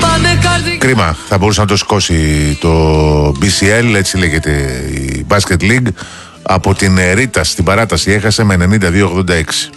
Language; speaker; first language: Greek; native; Greek